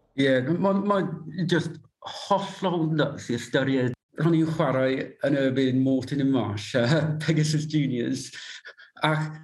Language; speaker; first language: Welsh; non-native, learner; English